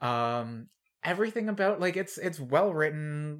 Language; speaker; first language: English; native; English